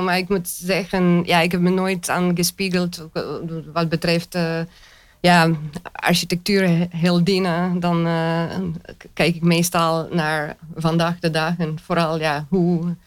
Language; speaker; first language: Dutch; non-native, fluent; Romanian